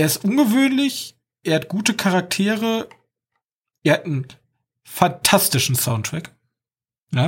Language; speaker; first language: German; native; German